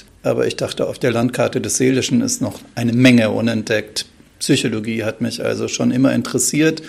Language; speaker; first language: German; native; German